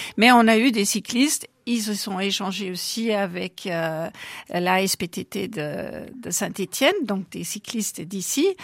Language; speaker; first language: French; non-native, fluent; German